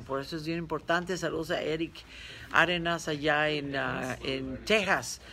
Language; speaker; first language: Spanish; early bilingual, heritage; Spanish